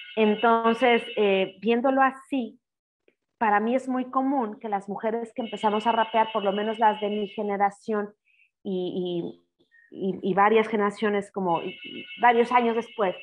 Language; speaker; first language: Spanish; native; Spanish